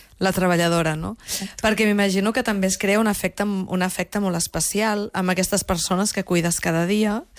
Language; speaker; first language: Catalan; native; Catalan